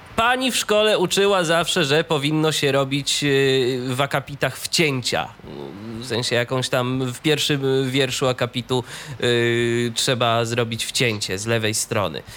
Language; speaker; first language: Polish; native; Polish